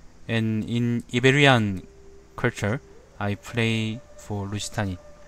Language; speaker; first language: English; non-native, learner; Korean